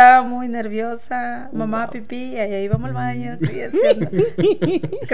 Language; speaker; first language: Spanish; native; Spanish